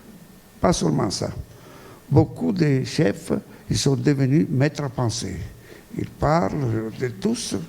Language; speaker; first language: French; non-native, fluent; Italian